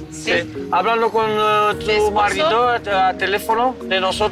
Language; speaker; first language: Spanish; non-native, learner; Romanian